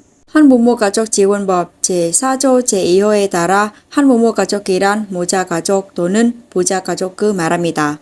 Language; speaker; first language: Korean; non-native, fluent; Vietnamese